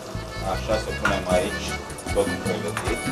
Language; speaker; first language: Romanian; non-native, learner; Turkish